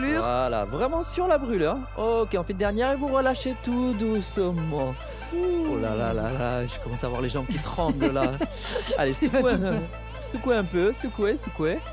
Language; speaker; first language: French; native; French